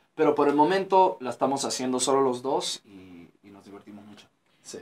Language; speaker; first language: Spanish; early bilingual, heritage; Spanish